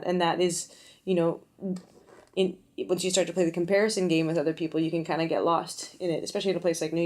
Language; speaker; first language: English; native; English